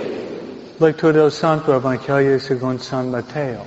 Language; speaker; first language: Spanish; non-native, fluent; English